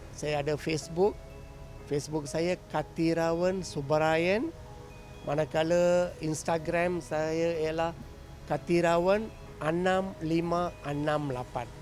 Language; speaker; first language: Malay; non-native, local second language; Tamil